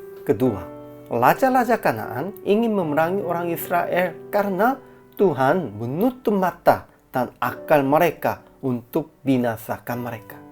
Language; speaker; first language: Indonesian; non-native, fluent; Korean